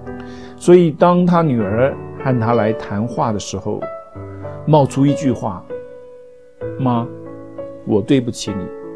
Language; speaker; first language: Chinese; native; Chinese